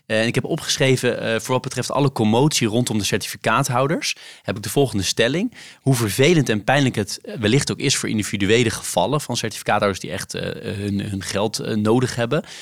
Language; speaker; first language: Dutch; native; Dutch